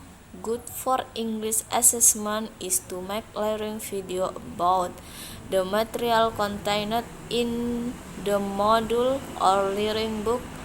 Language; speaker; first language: English; non-native, learner; Indonesian